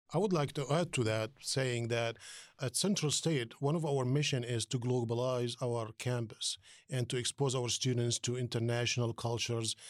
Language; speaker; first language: English; non-native, fluent; Arabic